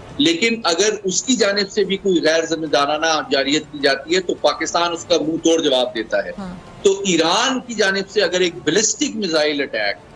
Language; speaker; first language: Urdu; native; Urdu